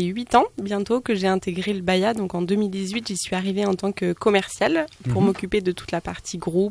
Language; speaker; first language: French; native; French